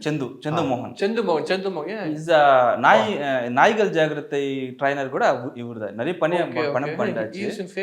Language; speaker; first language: Tamil; non-native, learner; Telugu